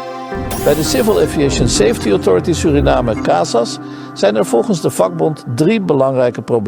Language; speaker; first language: Dutch; native; Dutch